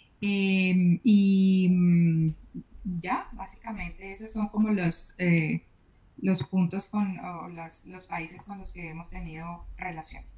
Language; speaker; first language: Spanish; native; Spanish